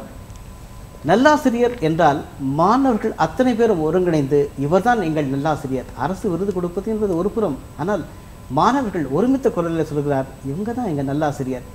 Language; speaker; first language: Tamil; native; Tamil